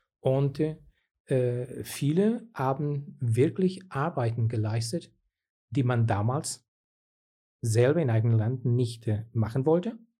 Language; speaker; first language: German; non-native, fluent; Portuguese